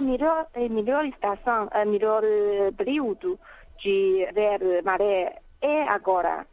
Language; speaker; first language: Portuguese; non-native, fluent; Chinese